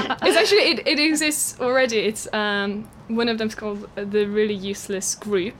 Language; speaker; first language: English; non-native, fluent; Hungarian